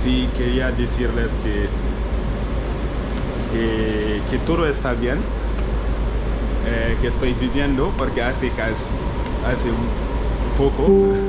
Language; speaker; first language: Spanish; non-native, learner; French